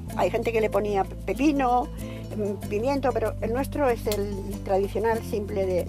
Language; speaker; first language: Spanish; native; Spanish